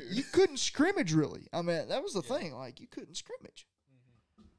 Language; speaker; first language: English; native; English